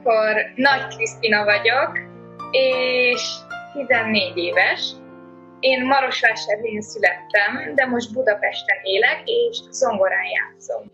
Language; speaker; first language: Hungarian; early bilingual, heritage; Hungarian